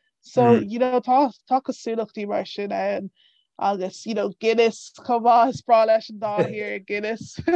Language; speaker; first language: Irish; non-native, local second language; English